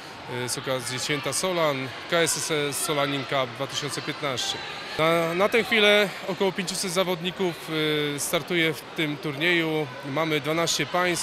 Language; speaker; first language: Polish; native; Polish